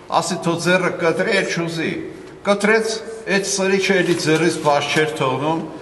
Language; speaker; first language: Armenian; native; Armenian